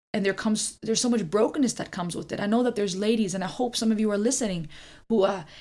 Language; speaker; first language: English; early bilingual, other home language; German